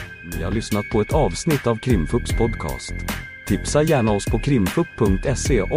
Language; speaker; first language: Swedish; native; Swedish